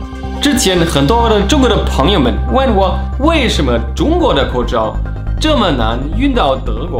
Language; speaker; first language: Chinese; non-native, fluent; German